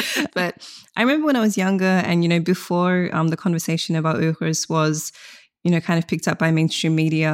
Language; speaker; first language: English; early bilingual, other home language; Uyghur